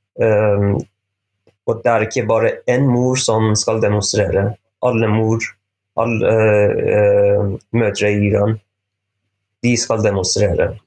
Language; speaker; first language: Norwegian; non-native, fluent; Persian